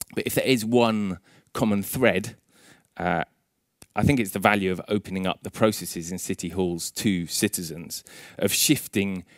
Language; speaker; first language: English; native; English